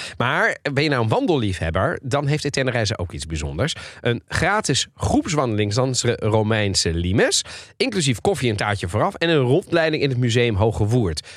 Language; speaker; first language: Dutch; early bilingual, other home language; Italian